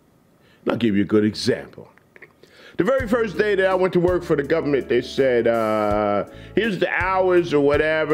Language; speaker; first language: English; native; English